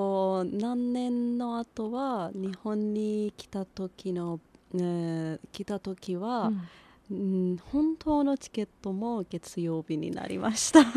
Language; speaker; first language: Japanese; non-native, learner; Persian